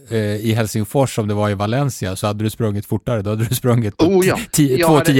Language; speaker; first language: Swedish; native; Swedish